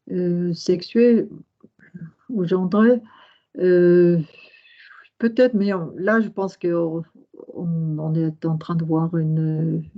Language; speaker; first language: French; non-native, fluent; Norwegian